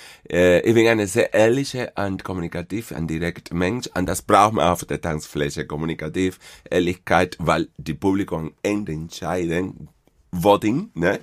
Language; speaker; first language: German; non-native, fluent; Spanish